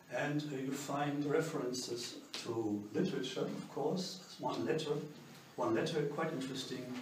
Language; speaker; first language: English; non-native, fluent; German